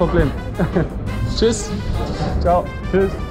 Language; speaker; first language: German; non-native, learner; Albanian